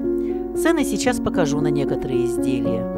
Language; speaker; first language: Russian; native; Russian